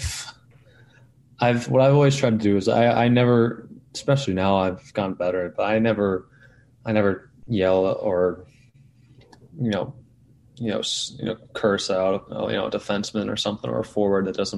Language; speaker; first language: English; native; English